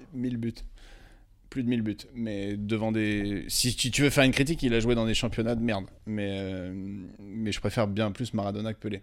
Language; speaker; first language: French; native; French